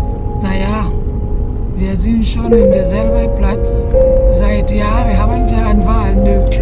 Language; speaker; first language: German; non-native, learner; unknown